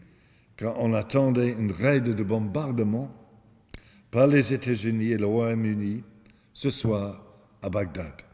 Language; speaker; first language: French; non-native, fluent; English